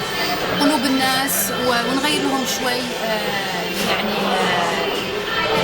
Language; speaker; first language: Arabic; native; Arabic